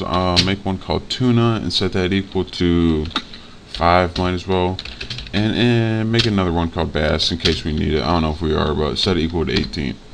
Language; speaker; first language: English; native; English